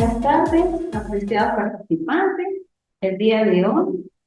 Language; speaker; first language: Spanish; native; Spanish